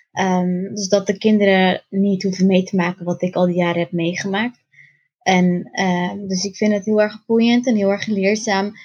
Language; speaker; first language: Dutch; early bilingual, other home language; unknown